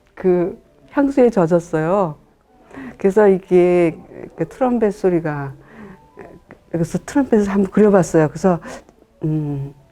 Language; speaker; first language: Korean; native; Korean